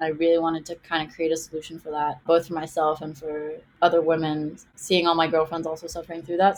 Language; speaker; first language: English; non-native, fluent; Hebrew